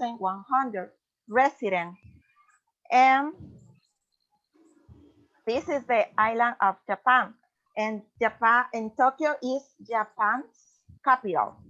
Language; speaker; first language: English; non-native, learner; Spanish